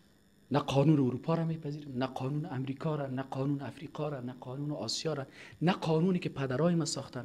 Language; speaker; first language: Persian; native; Persian